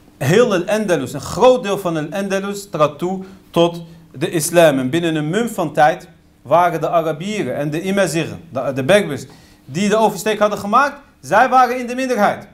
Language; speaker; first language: Dutch; early bilingual, other home language; Riffian